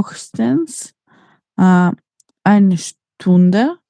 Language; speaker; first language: German; non-native, learner; Macedonian